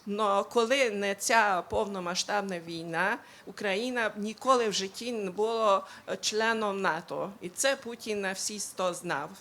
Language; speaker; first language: Ukrainian; non-native, local second language; Hungarian